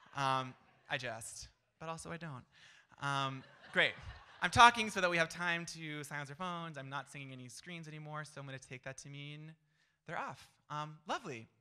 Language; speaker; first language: English; native; English